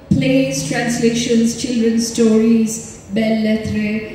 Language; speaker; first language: English; non-native, local second language; Bangla